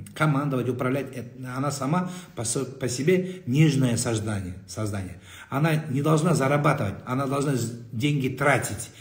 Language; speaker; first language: Russian; non-native, local second language; Kazakh